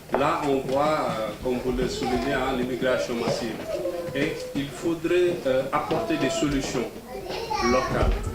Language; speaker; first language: French; non-native, local second language; Wolof